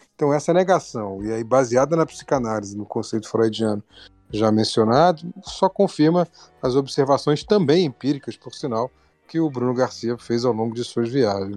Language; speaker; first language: Portuguese; native; Portuguese